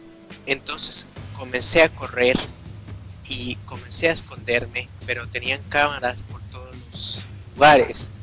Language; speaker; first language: Spanish; native; Spanish